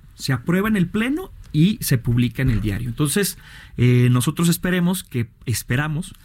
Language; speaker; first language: Spanish; native; Spanish